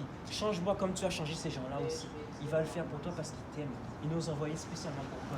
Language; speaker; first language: French; native; French